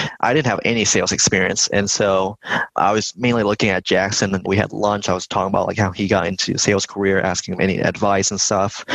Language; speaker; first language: English; early bilingual, other home language; Vietnamese